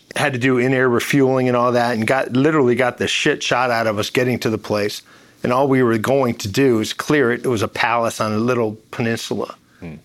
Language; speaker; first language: English; native; English